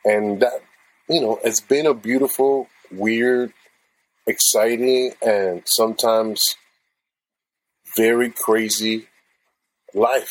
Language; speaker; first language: English; non-native, fluent; Spanish